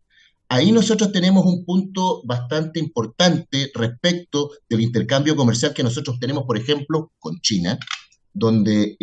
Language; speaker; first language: Spanish; native; Spanish